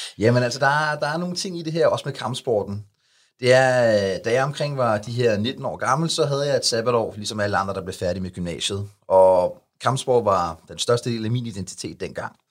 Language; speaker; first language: Danish; early bilingual, other home language; Arabic